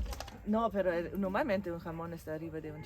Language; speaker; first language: Spanish; non-native, fluent; German